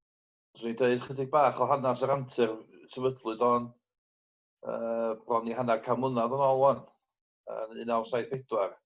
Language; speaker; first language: Welsh; native; Welsh